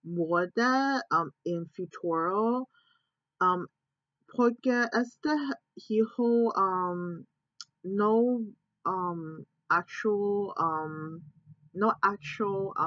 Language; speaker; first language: Spanish; non-native, learner; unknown